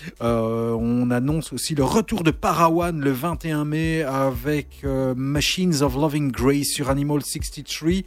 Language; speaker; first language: French; native; French